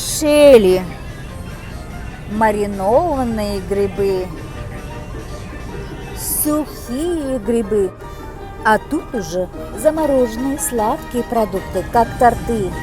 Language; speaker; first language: Russian; non-native, local second language; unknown